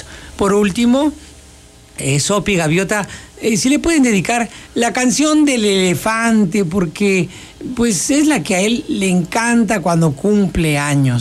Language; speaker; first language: Spanish; native; Spanish